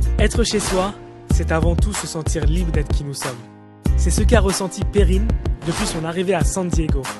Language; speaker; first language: French; native; French